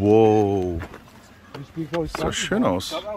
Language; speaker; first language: German; non-native, fluent; Korean